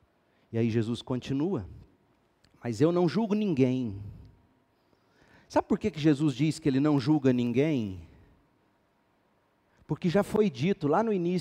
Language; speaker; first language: Portuguese; native; Portuguese